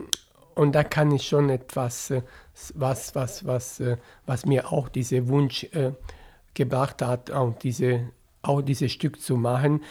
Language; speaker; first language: German; non-native, fluent; Italian